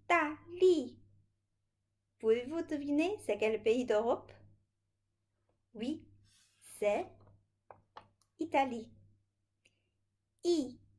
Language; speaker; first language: French; non-native, fluent; Chinese